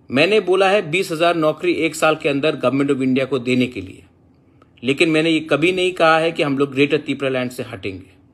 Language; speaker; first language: Hindi; non-native, local second language; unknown